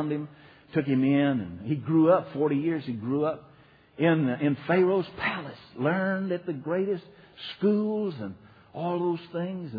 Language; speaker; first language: English; native; English